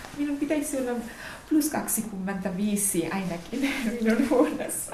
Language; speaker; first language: Finnish; non-native, fluent; Bangla